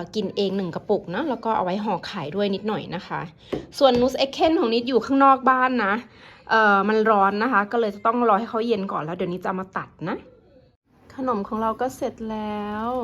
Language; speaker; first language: Thai; native; Thai